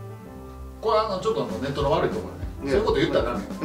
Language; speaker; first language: Japanese; native; Japanese